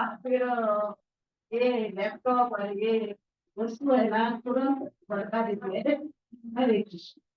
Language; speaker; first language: Hindi; non-native, local second language; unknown